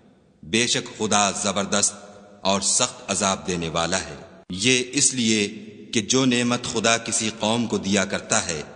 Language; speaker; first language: Urdu; native; Urdu